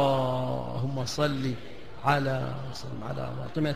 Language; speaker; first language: Arabic; native; Arabic